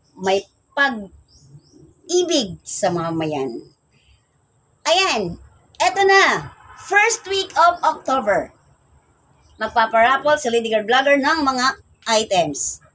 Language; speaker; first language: Filipino; native; Filipino